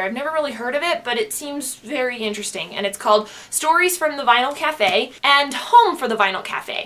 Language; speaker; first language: English; native; English